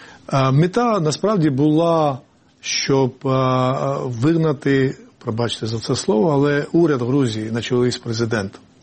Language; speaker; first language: Ukrainian; non-native, fluent; Georgian